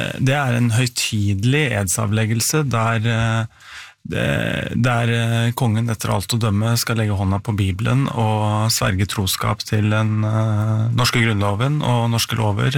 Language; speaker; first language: Norwegian; native; Norwegian